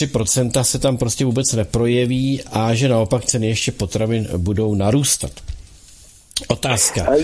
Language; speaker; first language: Czech; native; Czech